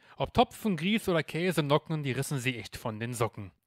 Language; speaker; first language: German; native; German